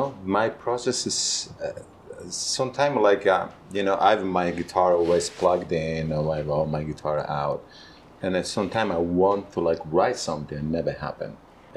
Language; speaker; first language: English; non-native, fluent; Italian